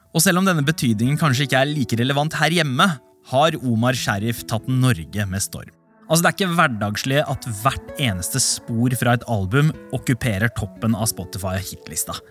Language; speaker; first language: Norwegian; early bilingual, other home language; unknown